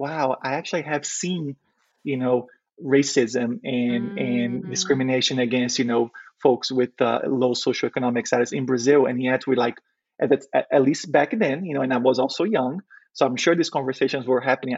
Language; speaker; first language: English; non-native, fluent; Portuguese